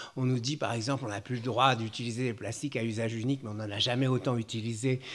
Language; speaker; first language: French; native; French